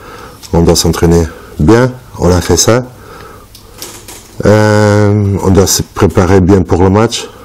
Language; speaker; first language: French; non-native, fluent; Portuguese